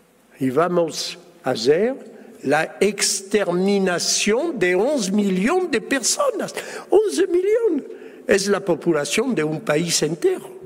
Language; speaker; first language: Spanish; early bilingual, heritage; Spanish